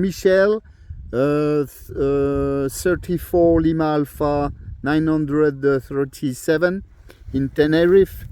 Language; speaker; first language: English; non-native, learner; French